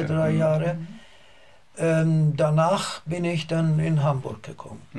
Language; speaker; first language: German; non-native, learner; Azerbaijani